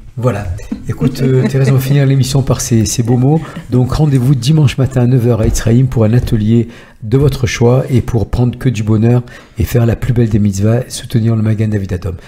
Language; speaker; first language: French; native; French